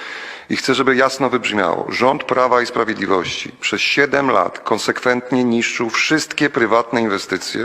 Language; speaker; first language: Polish; native; Polish